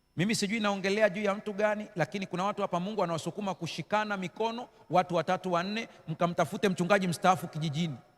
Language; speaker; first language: Swahili; native; Swahili